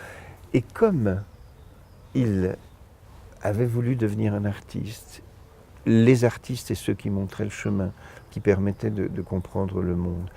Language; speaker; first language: French; native; French